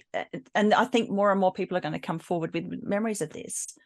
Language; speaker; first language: English; native; English